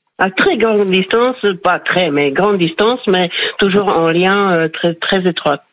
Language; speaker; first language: French; non-native, fluent; Slovak